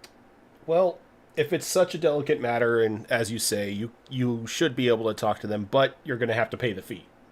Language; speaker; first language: English; native; English